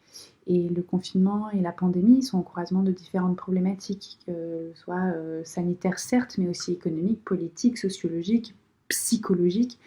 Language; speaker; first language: French; native; French